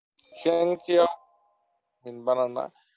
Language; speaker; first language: Chinese; non-native, learner; Bangla